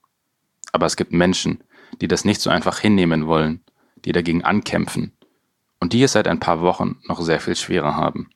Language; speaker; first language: German; native; German